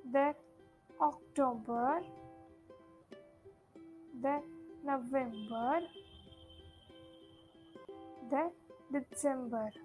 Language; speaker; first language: German; non-native, fluent; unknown